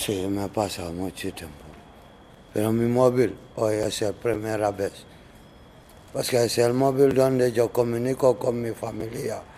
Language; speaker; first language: Spanish; non-native, learner; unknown